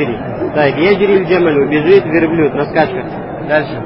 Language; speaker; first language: Russian; native; Russian